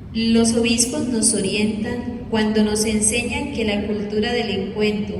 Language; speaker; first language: Spanish; native; Spanish